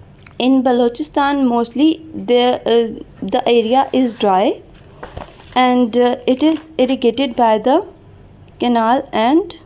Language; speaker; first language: English; non-native, local second language; Urdu